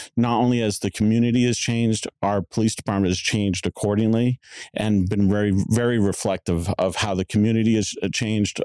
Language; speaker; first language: English; native; English